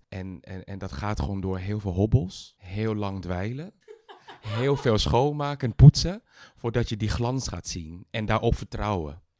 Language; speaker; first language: Dutch; early bilingual, other home language; Thai